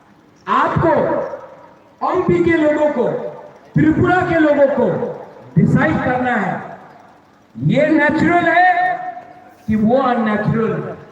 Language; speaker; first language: Hindi; non-native, local second language; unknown